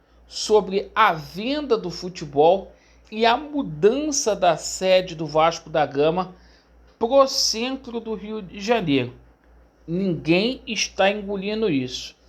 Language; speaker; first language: Portuguese; native; Portuguese